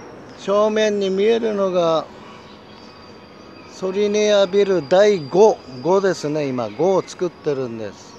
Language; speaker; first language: Japanese; native; Japanese